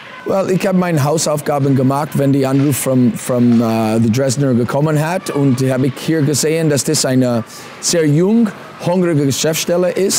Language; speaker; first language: German; non-native, learner; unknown